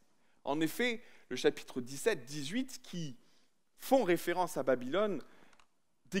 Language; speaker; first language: French; native; French